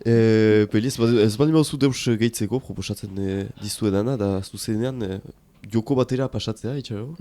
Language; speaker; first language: Basque; native; Basque